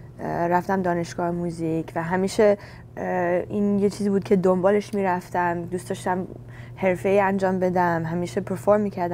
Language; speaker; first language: Persian; early bilingual, heritage; Persian